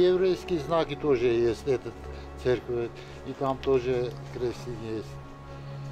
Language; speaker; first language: Russian; non-native, local second language; Armenian